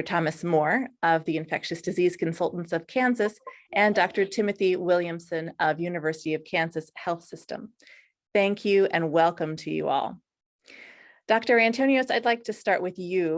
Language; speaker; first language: English; native; English